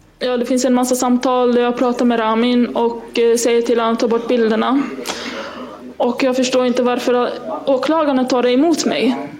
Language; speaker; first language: Swedish; early bilingual, other home language; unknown